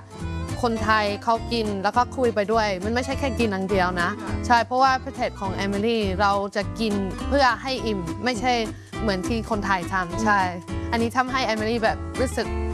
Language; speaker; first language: Thai; non-native, fluent; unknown